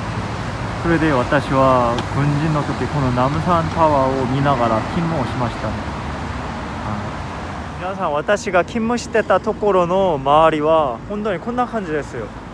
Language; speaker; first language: Japanese; non-native, fluent; Korean